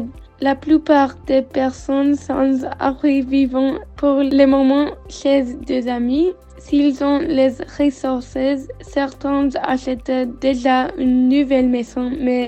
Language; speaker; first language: French; non-native, learner; English